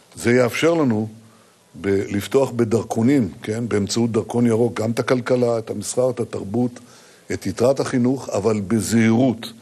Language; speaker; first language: Hebrew; native; Hebrew